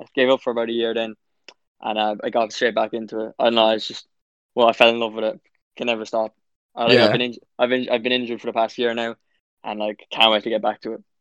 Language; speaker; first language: English; native; English